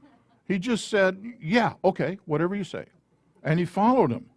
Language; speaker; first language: English; native; English